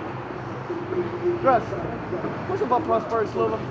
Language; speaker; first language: Russian; non-native, learner; English